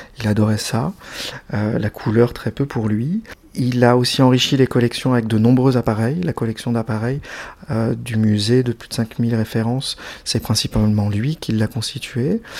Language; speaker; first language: French; native; French